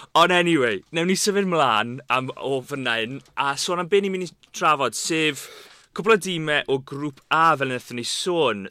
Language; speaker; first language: Welsh; native; Welsh